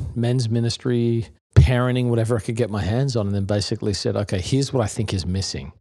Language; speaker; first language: English; native; English